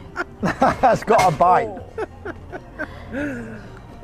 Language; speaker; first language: English; native; English